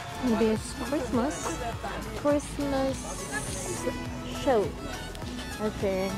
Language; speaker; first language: English; non-native, learner; Indonesian